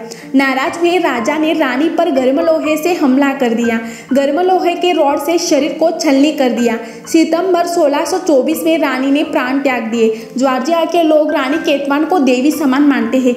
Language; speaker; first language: Hindi; native; Hindi